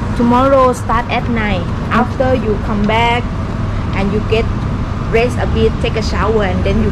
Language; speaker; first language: English; non-native, learner; Thai